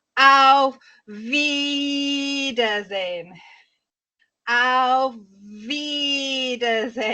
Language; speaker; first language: German; non-native, fluent; English